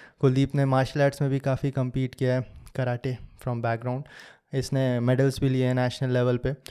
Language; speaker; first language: Hindi; native; Hindi